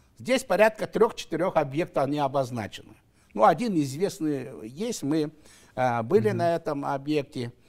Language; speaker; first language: Russian; non-native, local second language; Kazakh